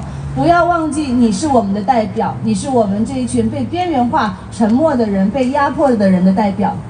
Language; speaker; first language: Chinese; native; Chinese